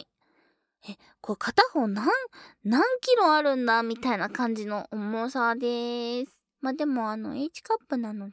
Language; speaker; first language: Japanese; native; Japanese